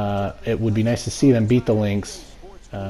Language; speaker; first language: English; native; English